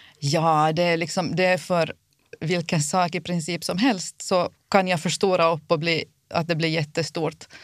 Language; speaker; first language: Swedish; native; Swedish